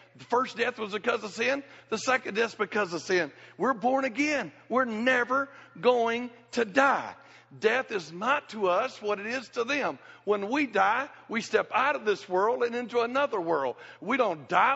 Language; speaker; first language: English; native; English